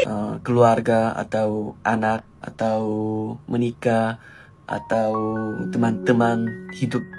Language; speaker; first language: Indonesian; non-native, learner; Korean